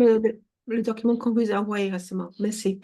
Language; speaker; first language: French; non-native, fluent; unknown